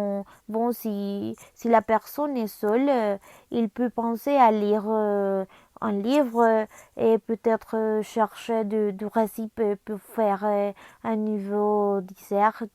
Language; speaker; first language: French; non-native, learner; Spanish